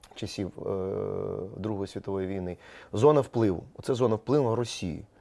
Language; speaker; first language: Ukrainian; non-native, local second language; Russian